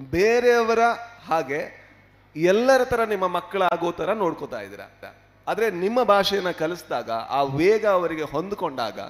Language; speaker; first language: Kannada; native; Kannada